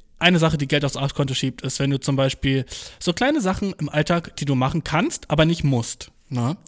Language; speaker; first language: German; early bilingual, other home language; Turkish